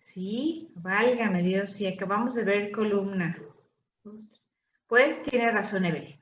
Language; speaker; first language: Spanish; native; Spanish